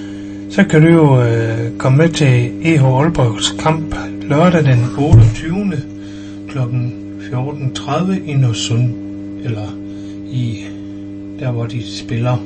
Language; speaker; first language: Danish; native; Danish